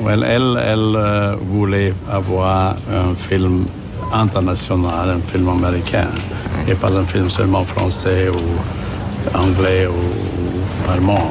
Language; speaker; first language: French; non-native, fluent; German